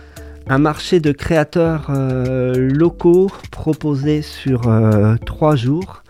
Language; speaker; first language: French; native; French